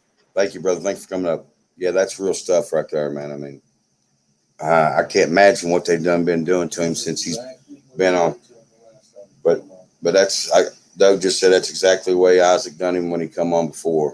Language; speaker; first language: English; native; English